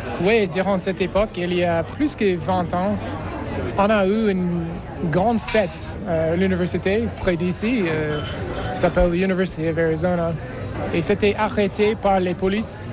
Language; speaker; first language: French; non-native, fluent; English